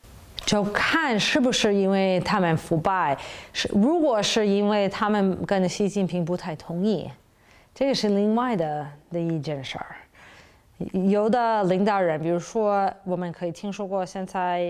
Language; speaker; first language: Chinese; non-native, fluent; English